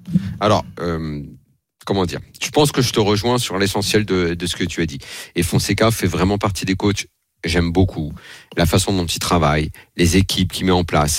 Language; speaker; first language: French; native; French